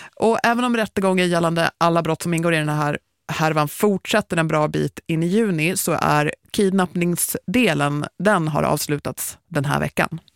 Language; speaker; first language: Swedish; native; Swedish